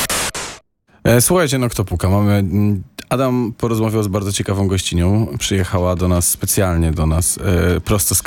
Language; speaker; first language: Polish; native; Polish